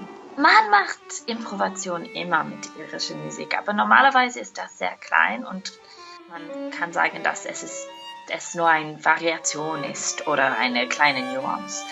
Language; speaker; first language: German; non-native, fluent; Irish